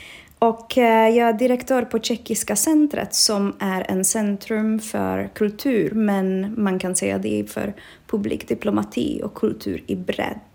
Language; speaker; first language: Swedish; non-native, fluent; Czech